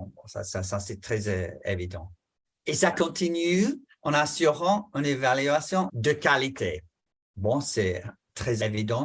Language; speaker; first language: French; non-native, fluent; English